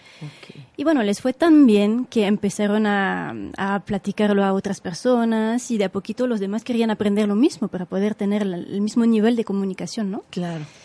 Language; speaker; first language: Spanish; non-native, fluent; French